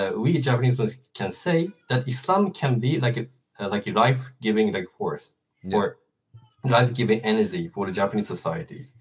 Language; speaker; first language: English; non-native, fluent; Japanese